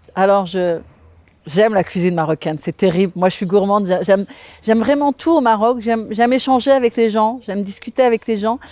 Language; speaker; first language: French; native; French